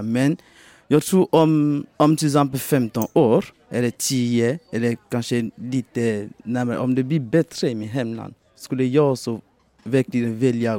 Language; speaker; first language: Swedish; non-native, fluent; French